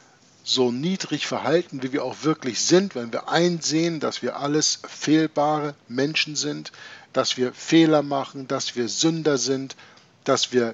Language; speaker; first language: German; native; German